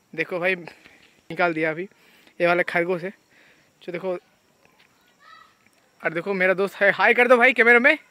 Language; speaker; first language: Hindi; non-native, local second language; Bangla